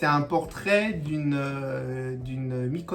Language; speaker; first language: French; native; French